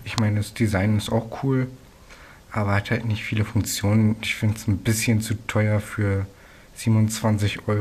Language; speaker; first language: German; native; German